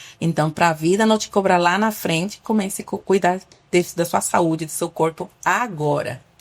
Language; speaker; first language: Portuguese; non-native, fluent; Spanish